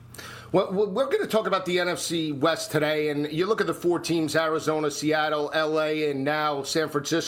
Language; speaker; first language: English; native; English